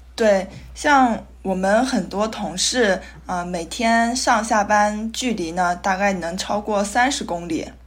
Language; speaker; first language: Chinese; native; Chinese